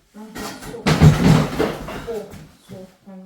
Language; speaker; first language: German; non-native, learner; Russian